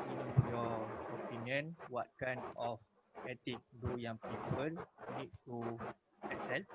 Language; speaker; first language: English; non-native, learner; Malay